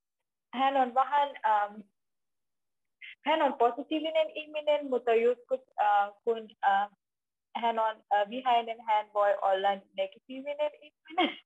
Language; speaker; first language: Finnish; non-native, learner; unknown